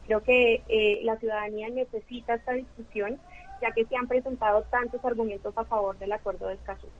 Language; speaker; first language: Spanish; native; Spanish